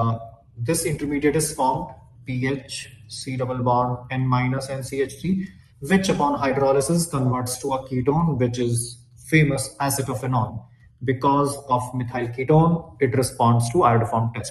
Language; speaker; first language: English; non-native, local second language; Hindi